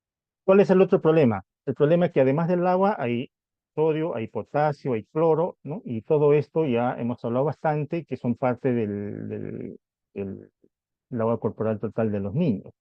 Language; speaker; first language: Spanish; native; Spanish